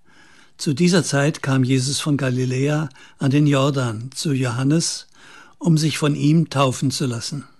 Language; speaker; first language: German; native; German